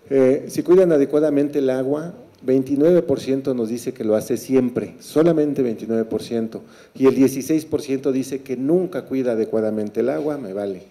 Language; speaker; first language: Spanish; native; Spanish